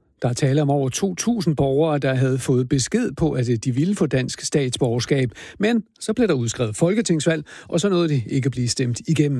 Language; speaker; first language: Danish; native; Danish